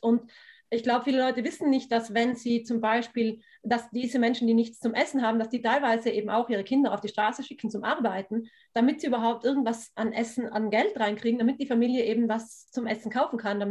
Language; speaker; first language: German; native; German